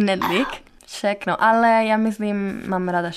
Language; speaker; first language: Czech; non-native, learner; Italian